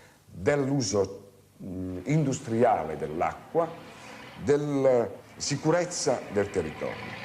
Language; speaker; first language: Italian; native; Italian